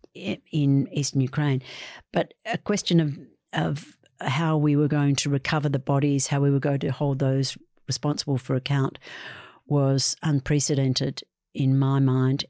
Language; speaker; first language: English; native; English